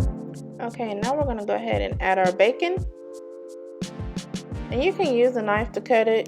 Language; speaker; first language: English; native; English